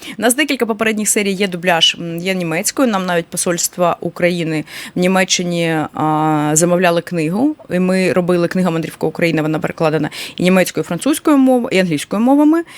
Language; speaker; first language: Ukrainian; native; Ukrainian